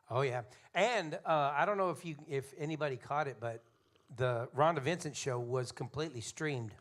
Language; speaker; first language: English; native; English